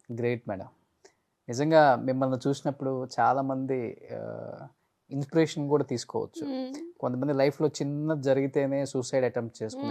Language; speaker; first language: Telugu; native; Telugu